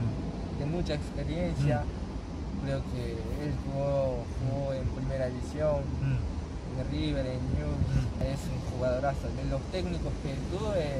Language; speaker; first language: Spanish; non-native, fluent; Japanese